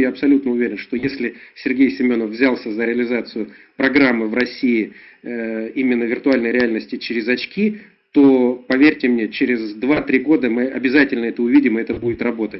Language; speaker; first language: Russian; native; Russian